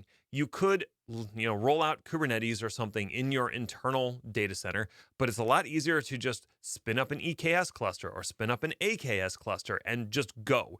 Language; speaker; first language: English; native; English